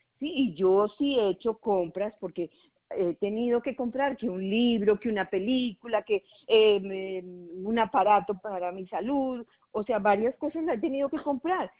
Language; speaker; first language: Spanish; native; Spanish